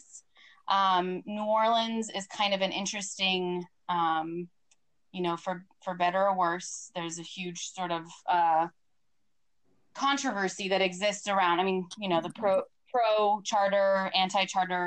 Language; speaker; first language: English; native; English